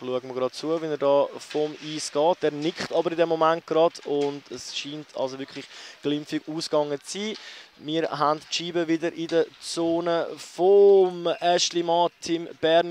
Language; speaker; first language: German; native; German